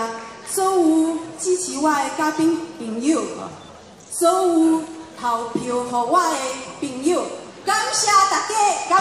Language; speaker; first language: Chinese; non-native, local second language; Min Nan Chinese